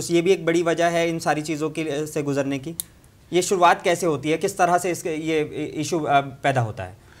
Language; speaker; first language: Hindi; non-native, local second language; Urdu